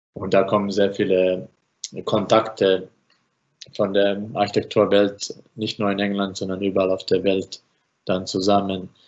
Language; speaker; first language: German; non-native, fluent; Finnish